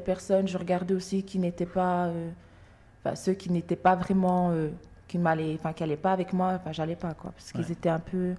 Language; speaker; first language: French; early bilingual, other home language; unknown